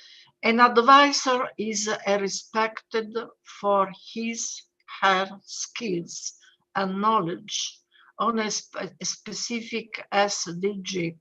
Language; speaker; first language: English; non-native, fluent; Italian